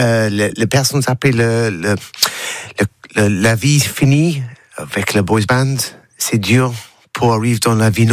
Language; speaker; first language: French; non-native, learner; English